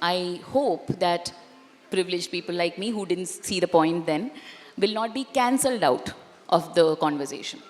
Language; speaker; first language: English; non-native, local second language; Malayalam